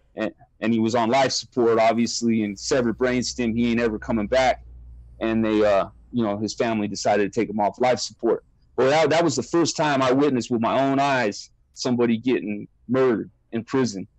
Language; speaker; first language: English; native; English